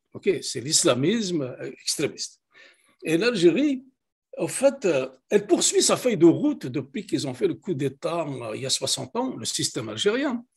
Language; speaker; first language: French; non-native, local second language; Kabyle